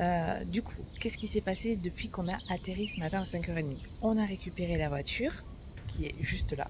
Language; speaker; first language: French; native; French